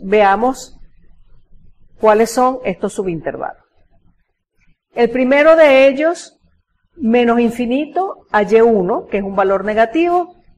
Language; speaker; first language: Spanish; native; Spanish